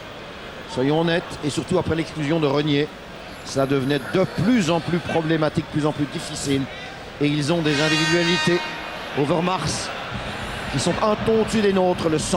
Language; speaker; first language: French; native; French